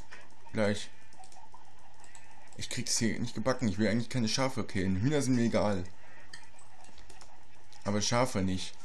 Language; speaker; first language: German; native; German